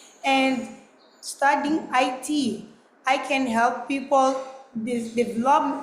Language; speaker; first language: English; non-native, learner; Portuguese